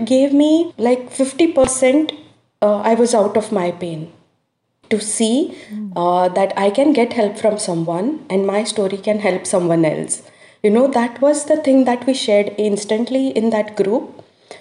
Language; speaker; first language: English; non-native, local second language; Hindi